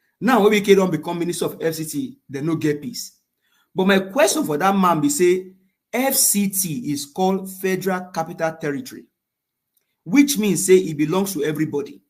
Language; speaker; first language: Nigerian Pidgin; non-native, local second language; Yoruba